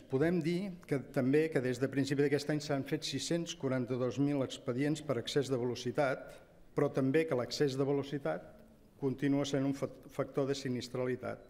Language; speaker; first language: Catalan; native; Catalan